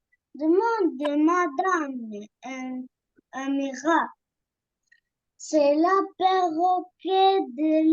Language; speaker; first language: French; non-native, learner; Arabic